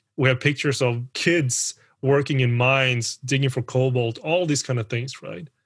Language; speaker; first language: English; early bilingual, other home language; Spanish